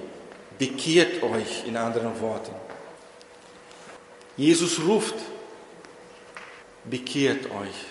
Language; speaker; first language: German; non-native, fluent; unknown